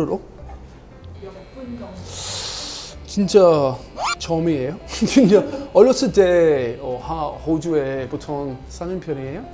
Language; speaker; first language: Korean; non-native, learner; English